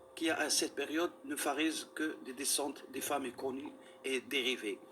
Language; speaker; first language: French; non-native, local second language; Arabic